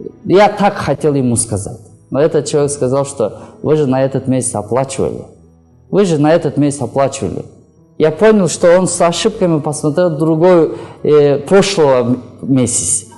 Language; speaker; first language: Russian; non-native, learner; Kyrgyz